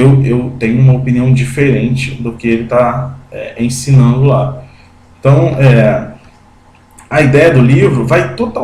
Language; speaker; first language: Portuguese; native; Portuguese